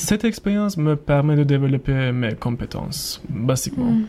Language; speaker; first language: French; non-native, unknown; Turkish